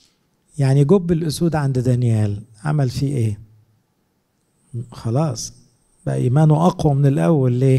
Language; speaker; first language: Arabic; native; Arabic